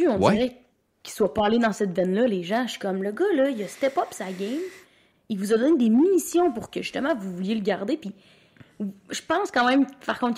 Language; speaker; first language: French; native; French